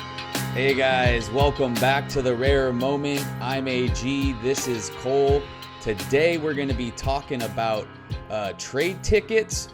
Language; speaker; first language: English; native; English